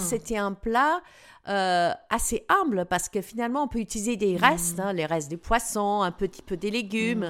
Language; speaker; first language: French; non-native, fluent; English